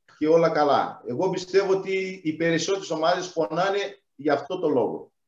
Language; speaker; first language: Greek; non-native, fluent; Portuguese